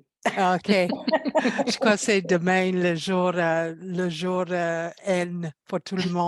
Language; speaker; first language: French; non-native, fluent; English